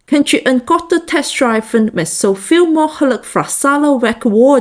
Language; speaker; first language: Dutch; non-native, learner; Chinese